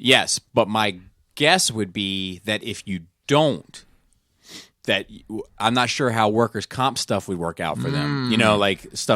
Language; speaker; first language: English; native; English